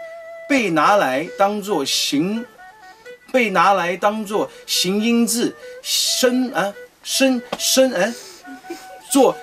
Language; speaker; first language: Chinese; native; Chinese